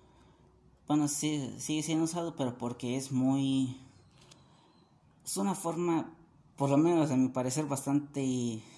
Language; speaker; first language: Spanish; native; Spanish